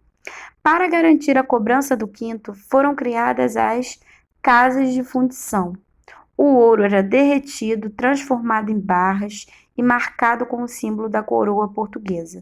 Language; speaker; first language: Portuguese; native; Portuguese